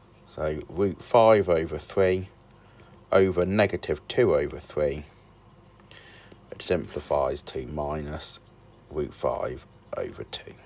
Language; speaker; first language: English; native; English